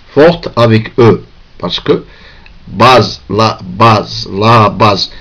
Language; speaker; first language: French; non-native, local second language; Arabic